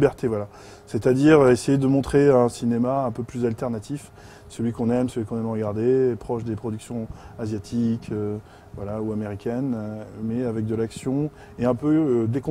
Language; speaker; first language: French; native; French